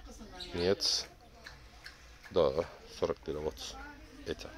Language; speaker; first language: Russian; non-native, learner; Turkish